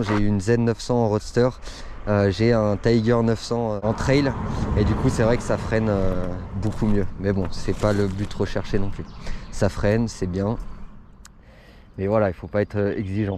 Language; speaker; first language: French; native; French